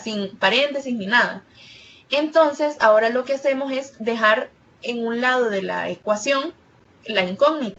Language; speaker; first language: Spanish; native; Spanish